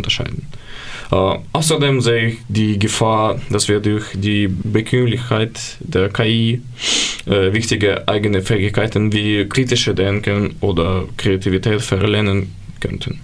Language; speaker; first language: German; non-native, fluent; Ukrainian